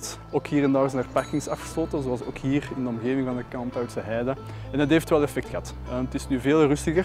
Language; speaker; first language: Dutch; native; Dutch